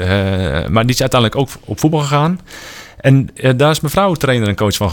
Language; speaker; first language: Dutch; native; Dutch